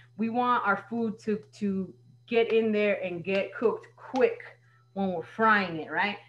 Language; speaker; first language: English; native; English